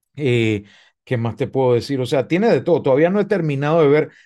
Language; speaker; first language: Spanish; native; Spanish